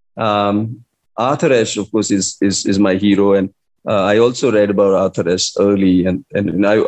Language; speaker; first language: English; non-native, local second language; Hindi